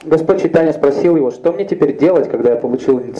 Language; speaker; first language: Russian; native; Russian